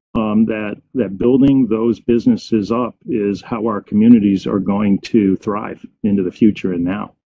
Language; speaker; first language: English; native; English